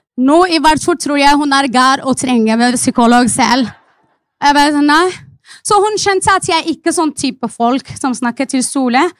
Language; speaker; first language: Norwegian; non-native, fluent; Arabic